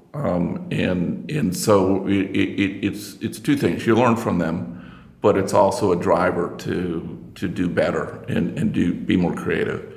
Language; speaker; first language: English; native; English